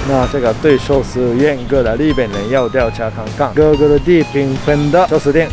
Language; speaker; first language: Chinese; non-native, fluent; Japanese